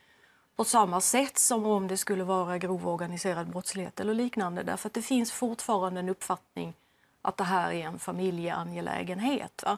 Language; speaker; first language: Swedish; native; Swedish